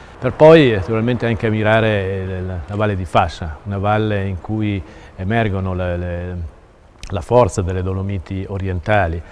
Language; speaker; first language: Italian; native; Italian